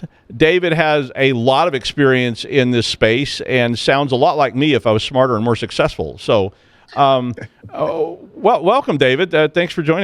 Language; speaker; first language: English; native; English